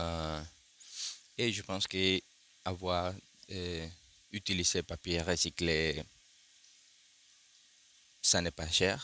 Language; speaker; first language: French; non-native, learner; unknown